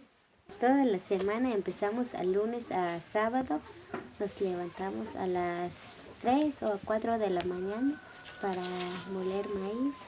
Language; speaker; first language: Spanish; non-native, local second language; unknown